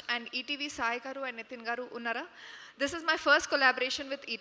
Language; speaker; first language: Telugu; non-native, local second language; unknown